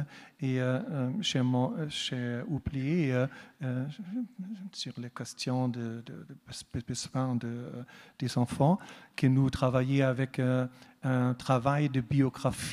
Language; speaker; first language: French; non-native, learner; German